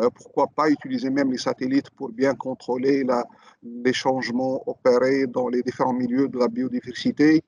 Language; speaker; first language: French; non-native, local second language; Arabic